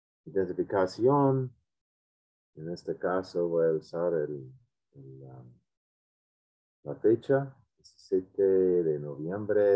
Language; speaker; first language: Spanish; non-native, fluent; English